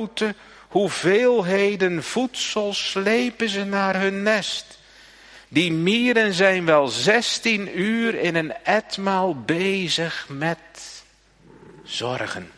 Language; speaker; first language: Dutch; native; Dutch